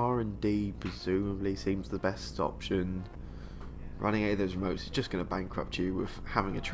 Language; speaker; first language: English; native; English